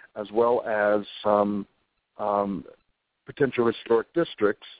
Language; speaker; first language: English; native; English